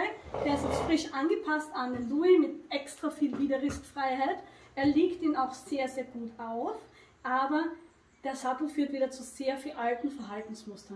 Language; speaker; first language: German; native; German